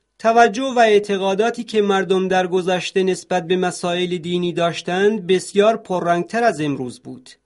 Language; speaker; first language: Persian; non-native, local second language; Central Kurdish